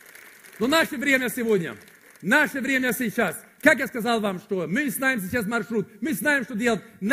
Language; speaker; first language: Russian; non-native, fluent; Swedish